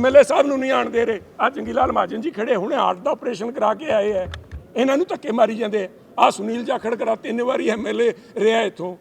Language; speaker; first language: Hindi; non-native, local second language; Punjabi